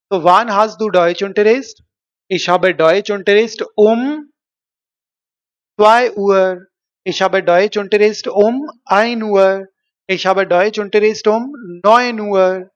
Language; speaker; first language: German; non-native, learner; Hindi